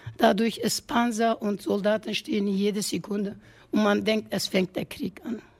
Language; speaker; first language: German; non-native, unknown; Kurdish